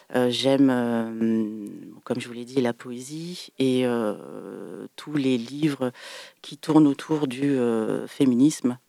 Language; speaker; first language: French; native; French